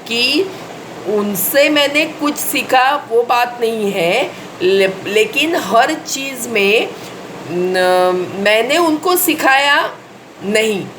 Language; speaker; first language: Hindi; non-native, local second language; Marathi